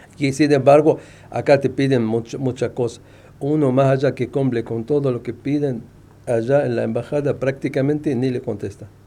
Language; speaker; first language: Spanish; non-native, fluent; Arabic